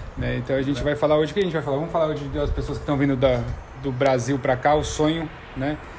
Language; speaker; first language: Portuguese; native; Portuguese